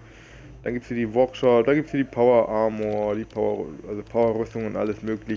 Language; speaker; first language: German; native; German